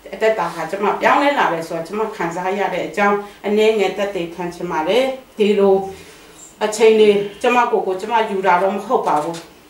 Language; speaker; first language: Burmese; non-native, local second language; Kachin